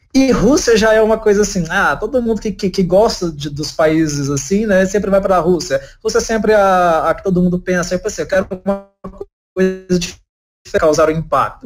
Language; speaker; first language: Portuguese; native; Portuguese